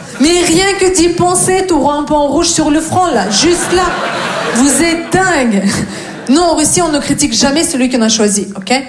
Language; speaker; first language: French; non-native, fluent; Russian